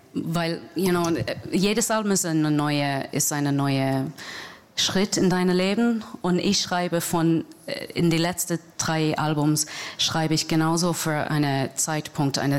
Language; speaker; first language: German; non-native, fluent; English